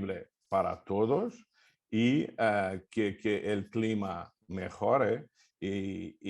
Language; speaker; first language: Spanish; non-native, fluent; Portuguese